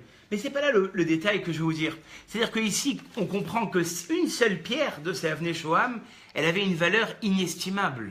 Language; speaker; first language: French; native; French